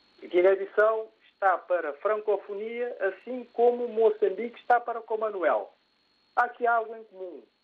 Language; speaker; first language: Portuguese; non-native, local second language; Kabuverdianu